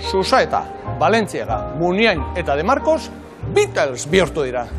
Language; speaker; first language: Basque; native; Basque